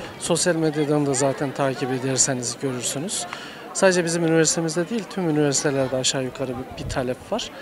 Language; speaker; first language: Turkish; native; Turkish